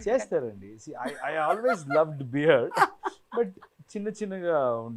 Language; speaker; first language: Telugu; non-native, fluent; Kannada